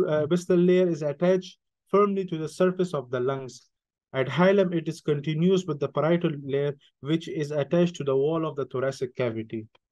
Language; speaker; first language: English; non-native, fluent; Persian